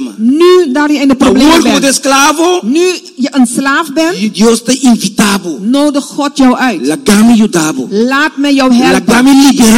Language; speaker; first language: Dutch; non-native, local second language; Papiamento